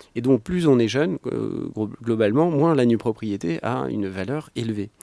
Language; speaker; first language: French; native; French